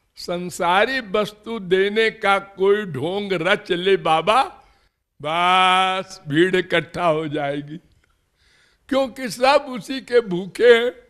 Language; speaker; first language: Hindi; native; Hindi